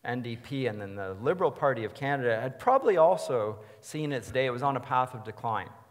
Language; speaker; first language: English; native; English